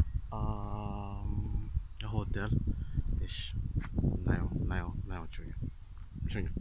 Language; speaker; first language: Hungarian; non-native, learner; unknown